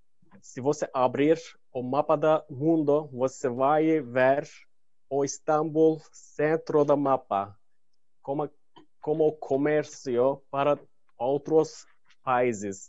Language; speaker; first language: Portuguese; non-native, learner; Turkish